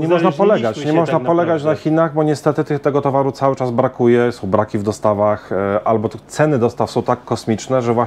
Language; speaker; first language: Polish; native; Polish